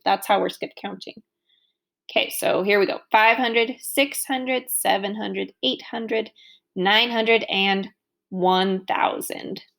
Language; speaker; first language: English; native; English